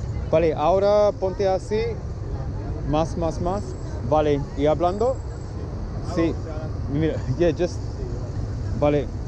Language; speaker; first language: Spanish; non-native, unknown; English